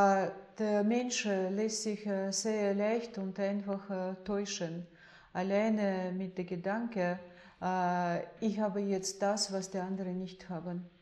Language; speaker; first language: German; non-native, fluent; Russian